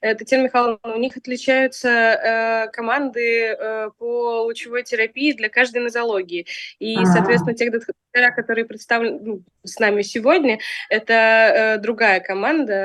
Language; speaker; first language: Russian; native; Russian